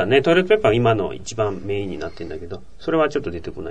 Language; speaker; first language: Japanese; native; Japanese